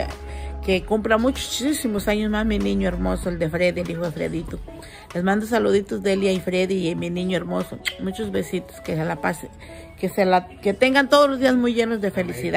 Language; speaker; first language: Spanish; native; Spanish